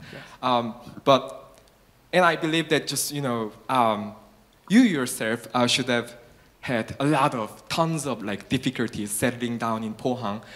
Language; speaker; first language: English; non-native, fluent; Korean